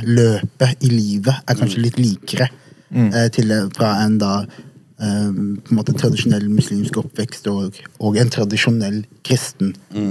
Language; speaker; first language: Norwegian; early bilingual, other home language; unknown